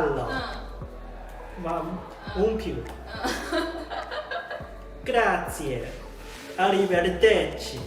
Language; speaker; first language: Italian; non-native, learner; Chinese